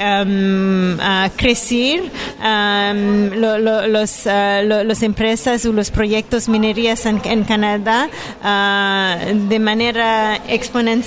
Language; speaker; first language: Spanish; non-native, fluent; French